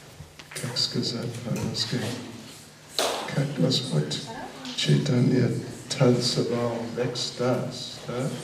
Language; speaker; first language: Russian; non-native, learner; English